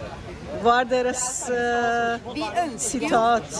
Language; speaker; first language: Norwegian; non-native, learner; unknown